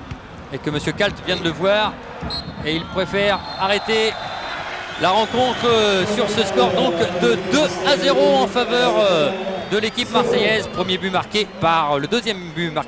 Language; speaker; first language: French; native; French